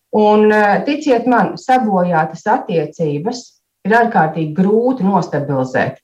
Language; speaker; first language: Latvian; native; Latvian